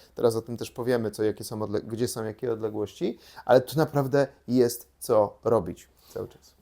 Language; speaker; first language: Polish; native; Polish